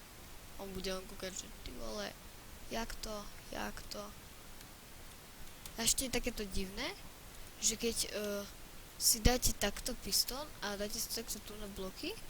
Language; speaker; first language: Slovak; native; Slovak